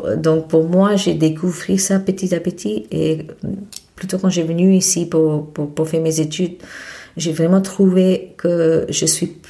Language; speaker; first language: French; non-native, fluent; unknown